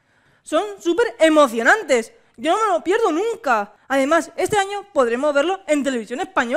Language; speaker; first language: Spanish; native; Spanish